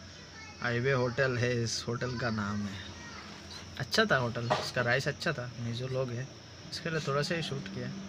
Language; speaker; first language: Hindi; native; Hindi